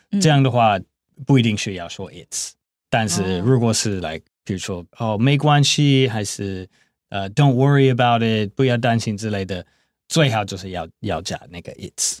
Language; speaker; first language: Chinese; non-native, fluent; English